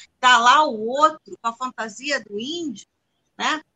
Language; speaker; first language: Portuguese; non-native, fluent; English